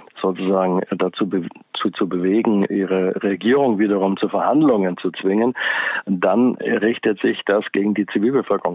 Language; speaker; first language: German; native; German